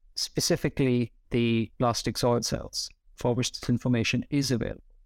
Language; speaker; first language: English; non-native, local second language; Hindi